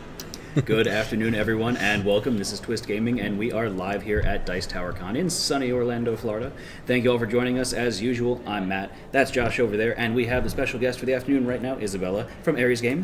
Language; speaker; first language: English; native; English